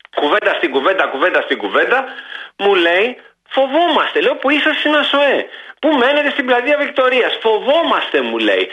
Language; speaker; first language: Greek; native; Greek